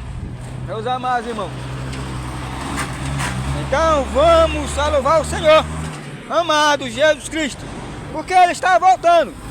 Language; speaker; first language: Portuguese; native; Portuguese